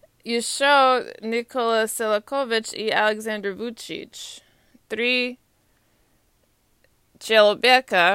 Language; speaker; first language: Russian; non-native, learner; English